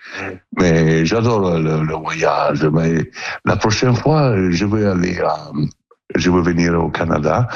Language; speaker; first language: French; non-native, learner; Italian